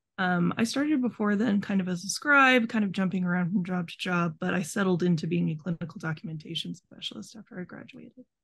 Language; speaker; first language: English; native; English